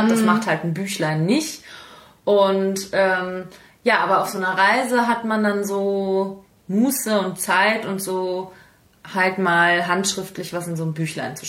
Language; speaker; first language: German; native; German